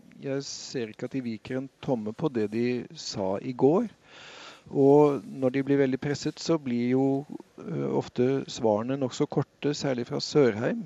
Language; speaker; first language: Norwegian; native; Norwegian